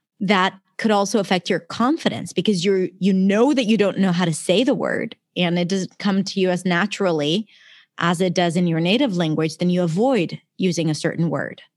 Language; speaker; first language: English; non-native, fluent; Hebrew